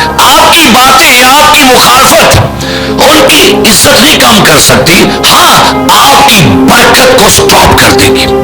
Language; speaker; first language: Urdu; non-native, local second language; Punjabi